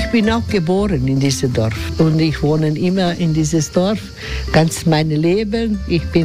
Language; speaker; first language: German; non-native, learner; Croatian